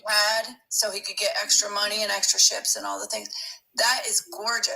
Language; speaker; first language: English; native; English